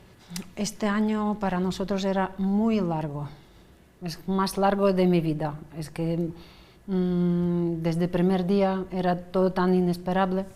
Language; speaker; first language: Spanish; non-native, fluent; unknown